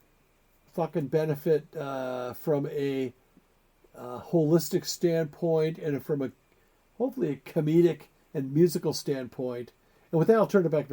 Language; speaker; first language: English; native; English